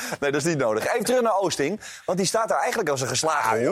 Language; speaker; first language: Dutch; native; Dutch